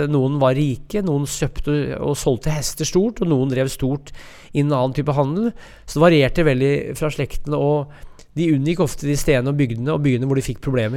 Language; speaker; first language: Norwegian; native; Norwegian